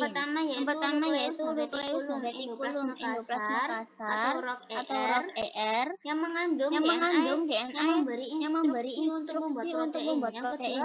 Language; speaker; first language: Indonesian; native; Indonesian